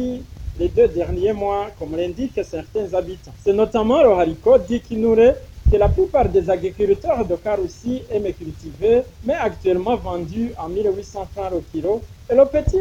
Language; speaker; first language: French; non-native, local second language; Rundi